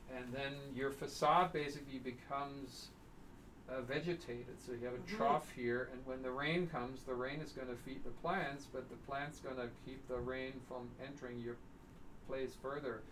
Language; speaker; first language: English; non-native, fluent; German